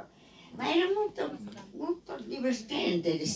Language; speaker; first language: Italian; non-native, fluent; English